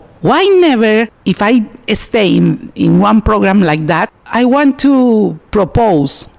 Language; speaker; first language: English; non-native, learner; Spanish